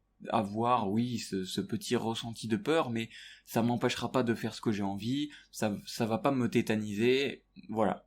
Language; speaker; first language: French; native; French